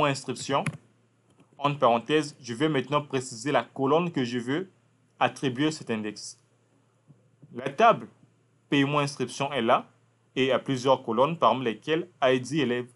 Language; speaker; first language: French; non-native, local second language; Lingala